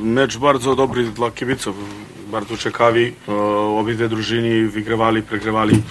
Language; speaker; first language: Polish; non-native, fluent; Croatian